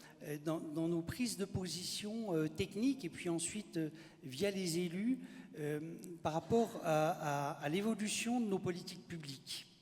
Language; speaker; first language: French; native; French